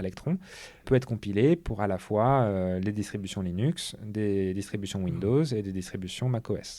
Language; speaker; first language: French; native; French